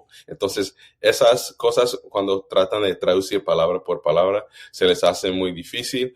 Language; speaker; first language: Spanish; non-native, fluent; English